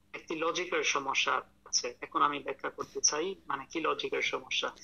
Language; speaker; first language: Bangla; non-native, fluent; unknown